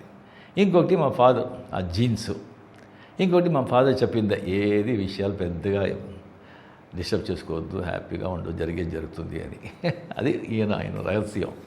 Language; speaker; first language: Telugu; non-native, fluent; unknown